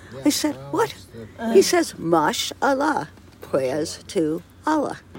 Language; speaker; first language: English; native; English